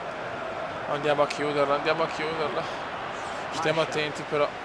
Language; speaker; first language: Italian; native; Italian